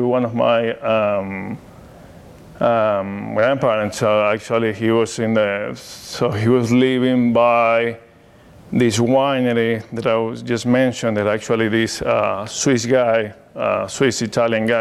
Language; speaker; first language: English; non-native, fluent; Spanish